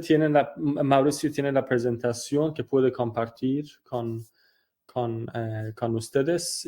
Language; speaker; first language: Spanish; non-native, fluent; Persian